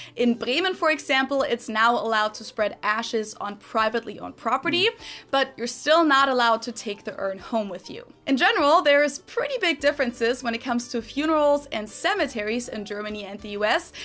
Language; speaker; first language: English; non-native, fluent; German